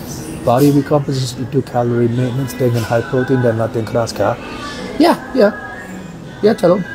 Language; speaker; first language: Indonesian; non-native, learner; English